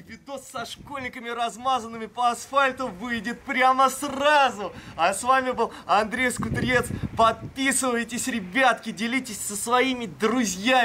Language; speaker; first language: Russian; native; Russian